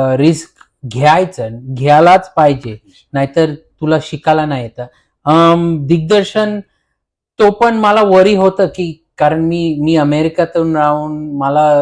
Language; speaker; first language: Marathi; early bilingual, heritage; Marathi